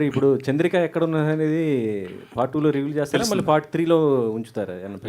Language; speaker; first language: Telugu; native; Telugu